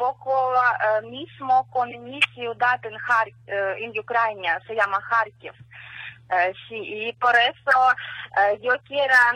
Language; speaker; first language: Spanish; non-native, learner; Ukrainian